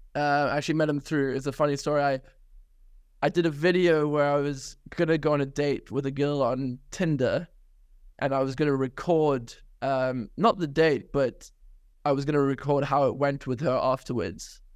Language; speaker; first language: English; native; English